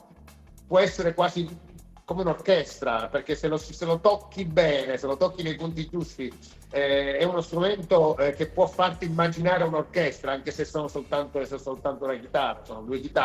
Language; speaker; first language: Italian; native; Italian